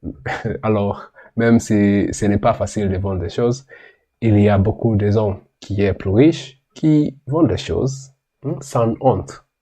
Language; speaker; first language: French; non-native, learner; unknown